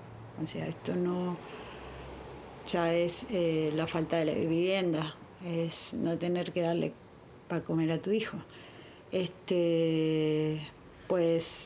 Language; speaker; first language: Spanish; native; Spanish